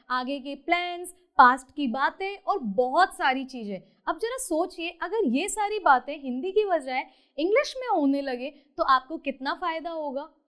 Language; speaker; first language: Hindi; native; Hindi